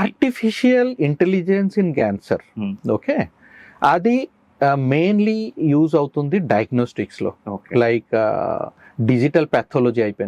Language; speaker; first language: Telugu; non-native, learner; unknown